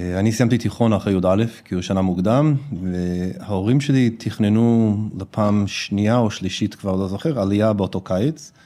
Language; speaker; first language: Hebrew; non-native, fluent; English